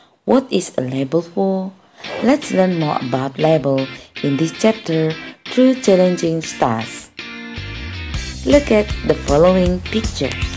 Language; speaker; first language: English; non-native, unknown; Indonesian